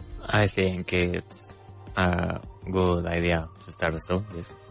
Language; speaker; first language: English; non-native, fluent; Spanish